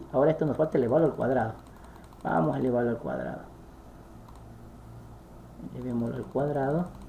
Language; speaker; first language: Spanish; native; Spanish